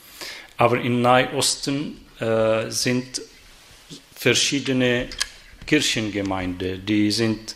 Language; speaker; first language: German; non-native, fluent; Arabic